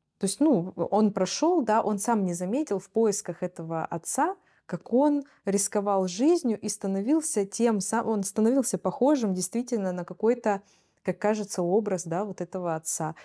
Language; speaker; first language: Russian; native; Russian